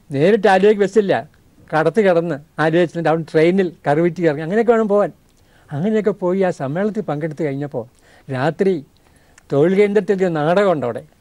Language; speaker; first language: Malayalam; native; Malayalam